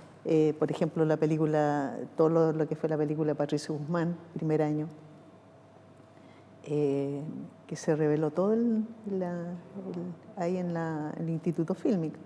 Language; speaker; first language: Spanish; native; Spanish